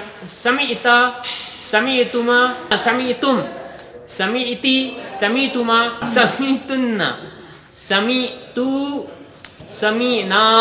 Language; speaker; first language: Arabic; non-native, learner; Urdu